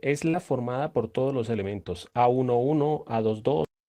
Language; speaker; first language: Spanish; native; Spanish